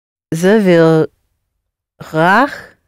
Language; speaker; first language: Dutch; non-native, learner; English